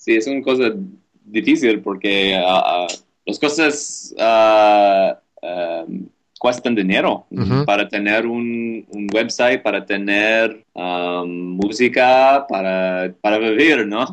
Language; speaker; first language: Spanish; non-native, learner; English